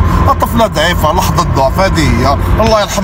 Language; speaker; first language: Arabic; native; Arabic